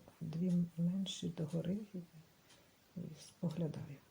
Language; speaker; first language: Ukrainian; native; Ukrainian